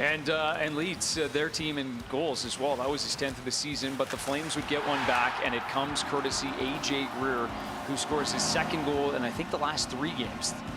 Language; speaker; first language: English; native; English